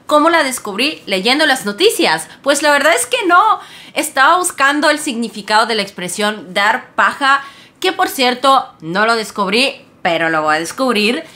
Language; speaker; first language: Spanish; non-native, fluent; Bulgarian